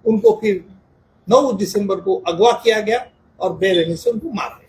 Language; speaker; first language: Hindi; non-native, local second language; Marathi